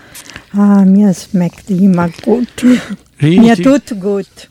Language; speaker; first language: German; non-native, learner; Italian